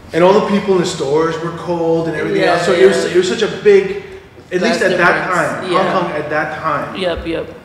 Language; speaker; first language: English; native; English